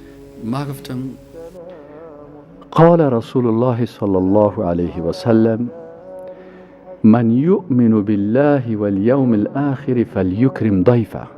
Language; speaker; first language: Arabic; non-native, learner; Persian